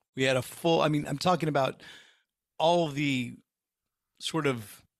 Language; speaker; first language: English; native; English